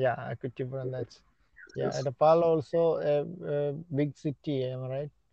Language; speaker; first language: English; non-native, learner; Malayalam